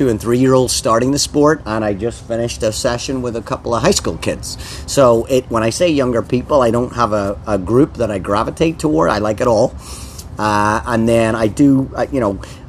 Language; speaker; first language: English; native; English